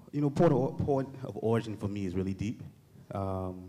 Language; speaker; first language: English; native; English